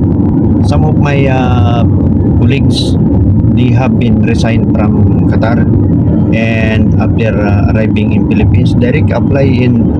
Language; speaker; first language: English; non-native, learner; Filipino